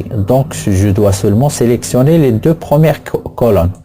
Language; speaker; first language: French; non-native, local second language; Arabic